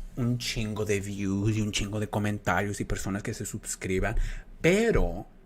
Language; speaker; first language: Spanish; early bilingual, other home language; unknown